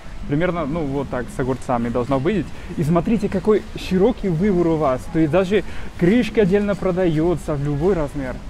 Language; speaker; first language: Russian; non-native, fluent; Spanish